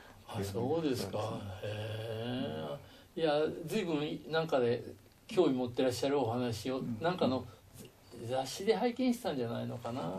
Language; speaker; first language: Japanese; native; Japanese